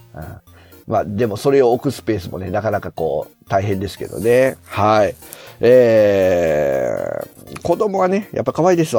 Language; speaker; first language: Japanese; native; Japanese